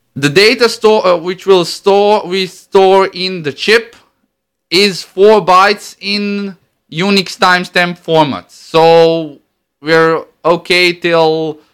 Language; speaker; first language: English; non-native, fluent; Croatian